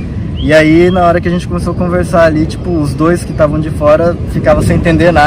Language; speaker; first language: Portuguese; native; Portuguese